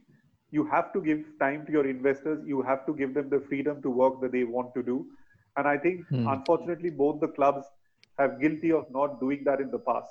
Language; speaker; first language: English; non-native, local second language; Bangla